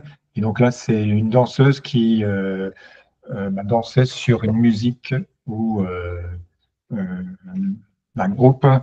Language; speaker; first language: French; native; French